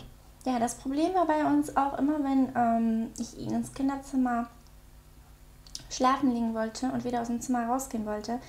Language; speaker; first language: German; native; German